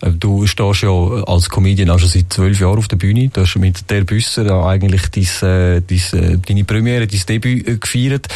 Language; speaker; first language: German; native; German